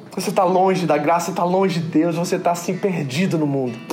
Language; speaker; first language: Portuguese; early bilingual, other home language; English